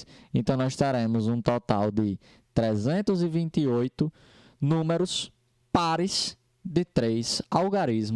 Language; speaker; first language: Portuguese; native; Portuguese